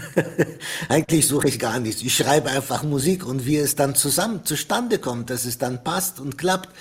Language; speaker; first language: German; non-native, fluent; Arabic